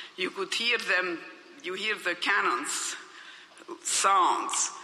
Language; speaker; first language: English; non-native, fluent; Hungarian